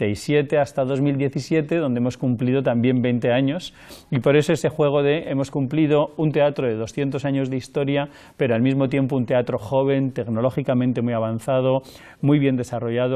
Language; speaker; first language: Spanish; native; Spanish